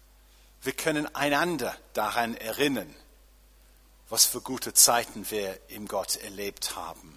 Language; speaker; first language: German; non-native, fluent; English